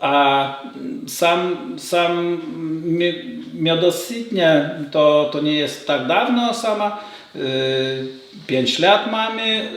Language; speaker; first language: Polish; non-native, learner; Lithuanian